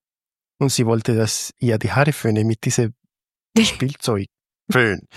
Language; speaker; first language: German; non-native, fluent; Spanish